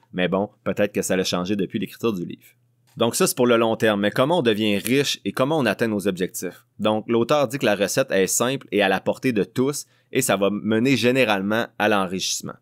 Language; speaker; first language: French; native; French